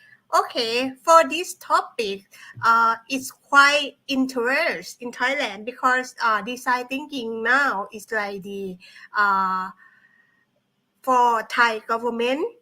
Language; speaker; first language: English; non-native, learner; Thai